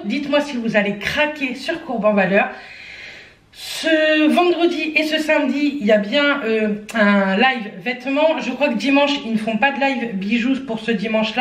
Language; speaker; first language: French; native; French